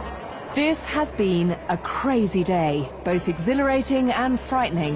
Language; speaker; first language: English; native; English